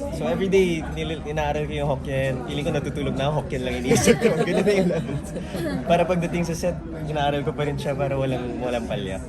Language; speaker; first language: Filipino; native; Filipino